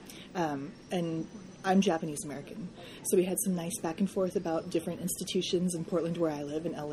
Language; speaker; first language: English; native; English